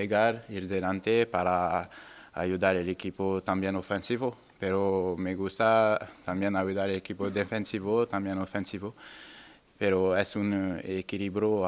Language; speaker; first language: Spanish; non-native, learner; French